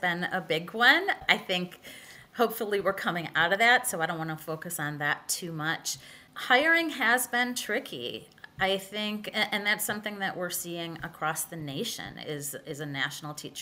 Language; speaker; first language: English; native; English